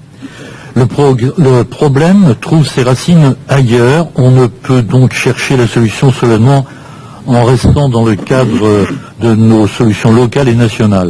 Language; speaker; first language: French; native; French